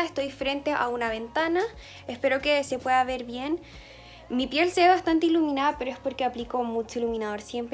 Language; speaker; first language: Spanish; native; Spanish